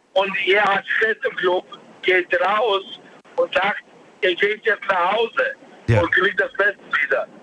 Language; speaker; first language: German; native; German